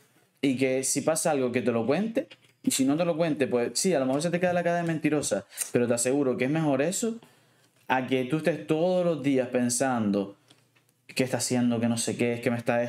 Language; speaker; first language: Spanish; native; Spanish